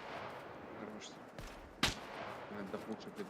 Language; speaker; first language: Russian; native; Russian